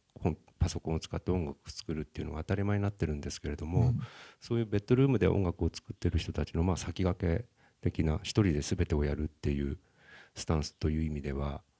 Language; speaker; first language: Japanese; native; Japanese